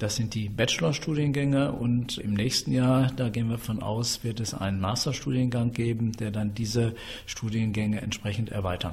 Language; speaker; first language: German; native; German